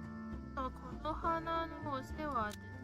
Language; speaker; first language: Japanese; non-native, learner; Chinese